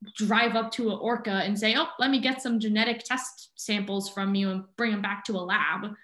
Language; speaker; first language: English; native; English